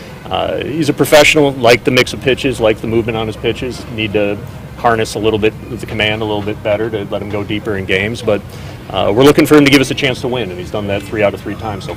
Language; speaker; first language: English; native; English